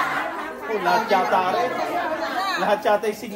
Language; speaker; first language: Filipino; native; Filipino